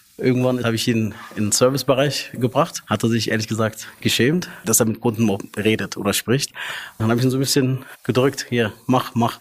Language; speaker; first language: German; early bilingual, other home language; Arabic